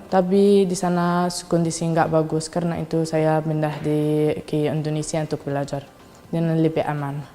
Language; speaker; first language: Indonesian; non-native, fluent; Arabic